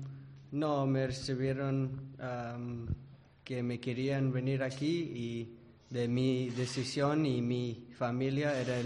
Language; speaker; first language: Spanish; early bilingual, heritage; English